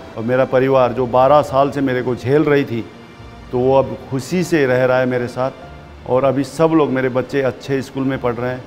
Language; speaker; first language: Hindi; early bilingual, other home language; Nepali